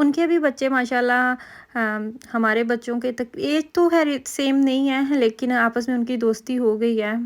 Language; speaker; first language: Urdu; native; Urdu